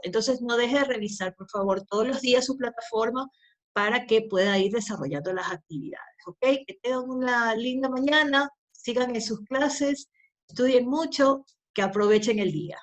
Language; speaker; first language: Spanish; native; Spanish